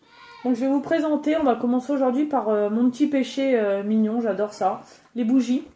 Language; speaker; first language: French; native; French